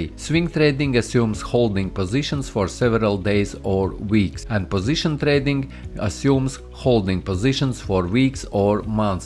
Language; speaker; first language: English; non-native, fluent; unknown